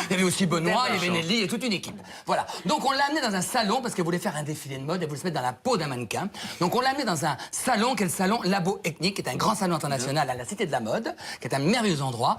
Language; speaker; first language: French; native; French